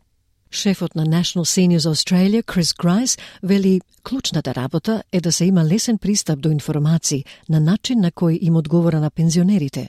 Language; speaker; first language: Macedonian; native; Macedonian